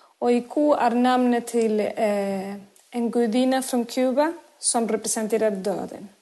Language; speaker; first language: Swedish; non-native, fluent; Spanish